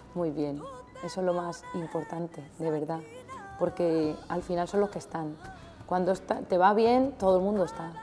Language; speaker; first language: Spanish; native; Spanish